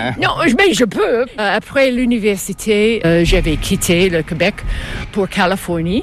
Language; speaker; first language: French; non-native, fluent; English